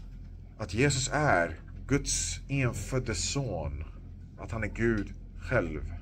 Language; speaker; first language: Swedish; non-native, local second language; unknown